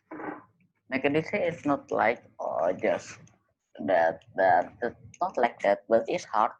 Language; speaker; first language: English; non-native, learner; Indonesian